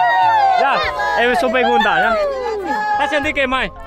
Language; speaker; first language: Portuguese; non-native, learner; Vietnamese